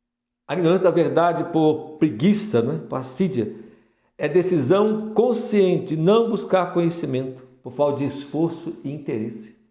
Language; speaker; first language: Portuguese; native; Portuguese